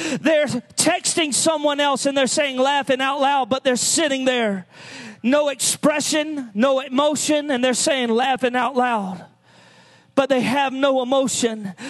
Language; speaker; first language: English; native; English